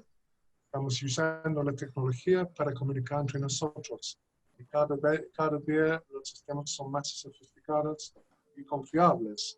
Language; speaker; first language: Spanish; non-native, fluent; English